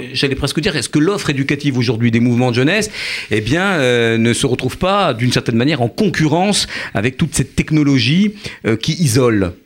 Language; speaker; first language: French; native; French